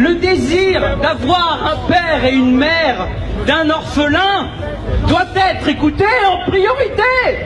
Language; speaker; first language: French; native; French